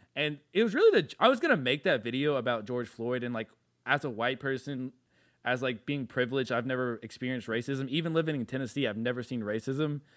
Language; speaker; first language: English; native; English